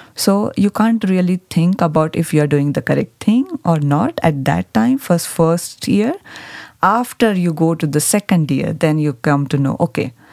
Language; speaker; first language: English; non-native, local second language; Marathi